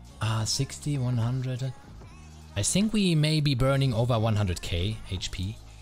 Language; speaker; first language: English; non-native, fluent; German